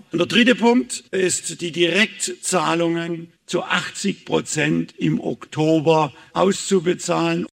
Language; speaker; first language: German; native; German